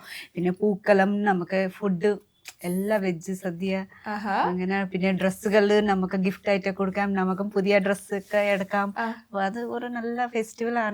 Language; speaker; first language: Malayalam; non-native, fluent; Nepali